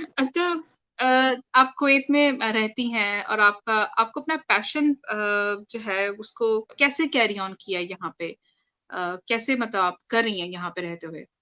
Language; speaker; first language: Urdu; native; Urdu